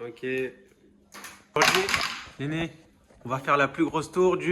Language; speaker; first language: French; native; French